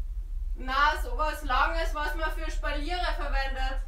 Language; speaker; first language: German; native; German